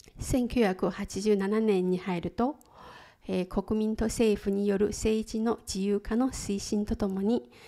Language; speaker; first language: Japanese; non-native, fluent; Chinese